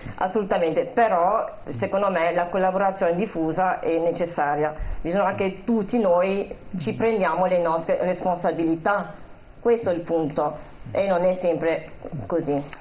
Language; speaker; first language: Italian; non-native, fluent; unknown